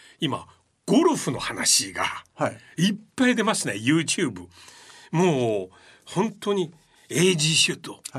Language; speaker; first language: Japanese; non-native, fluent; Chinese